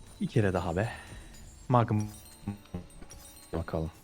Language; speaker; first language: Turkish; native; Turkish